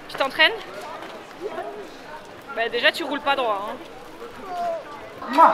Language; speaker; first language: French; native; French